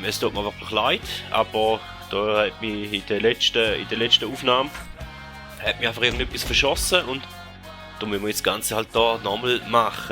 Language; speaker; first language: German; native; German